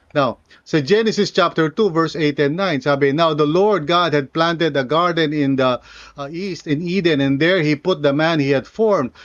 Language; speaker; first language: English; non-native, local second language; Filipino